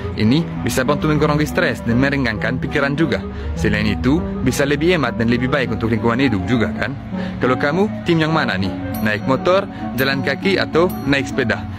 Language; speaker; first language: Indonesian; non-native, fluent; French